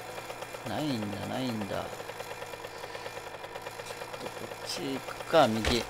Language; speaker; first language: Japanese; native; Japanese